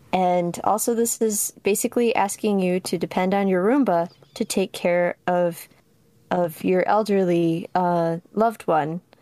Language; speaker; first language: English; native; English